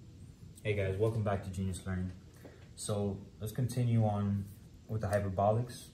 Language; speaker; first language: English; native; English